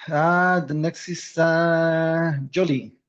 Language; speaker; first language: English; non-native, learner; Spanish